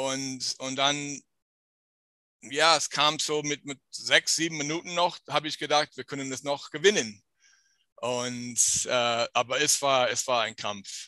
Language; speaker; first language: German; non-native, fluent; English